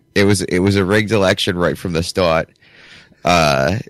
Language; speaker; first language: English; native; English